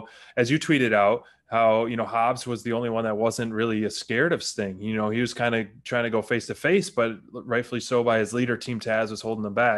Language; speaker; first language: English; native; English